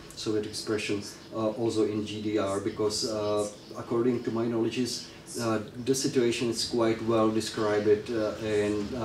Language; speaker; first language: English; non-native, fluent; Czech